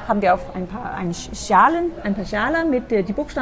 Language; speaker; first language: German; non-native, fluent; Danish